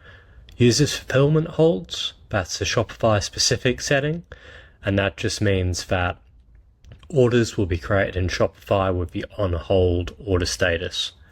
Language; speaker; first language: English; native; English